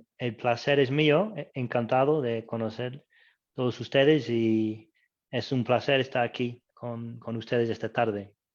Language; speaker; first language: Spanish; non-native, fluent; English